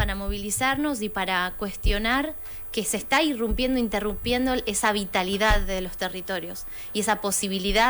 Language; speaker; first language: Spanish; native; Spanish